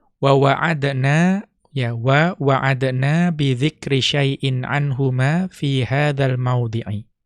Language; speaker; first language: Arabic; non-native, fluent; Indonesian